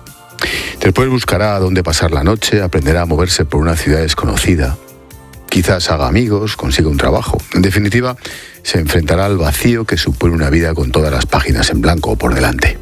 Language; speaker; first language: Spanish; native; Spanish